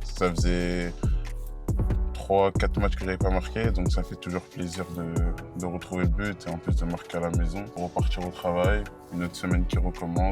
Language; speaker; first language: French; native; French